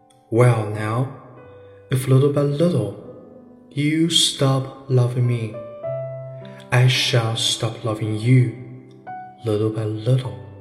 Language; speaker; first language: English; non-native, fluent; Chinese